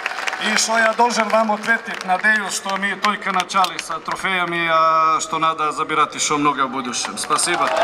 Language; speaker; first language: Russian; non-native, fluent; Serbian